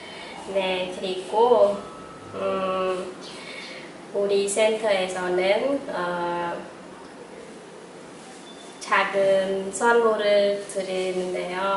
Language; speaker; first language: Korean; non-native, fluent; Khmer